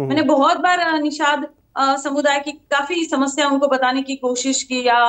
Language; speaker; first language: Hindi; non-native, local second language; Gujarati